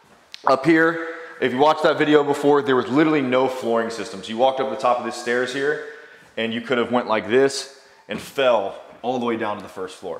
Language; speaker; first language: English; native; English